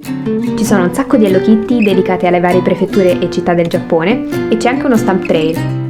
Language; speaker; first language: Italian; native; Italian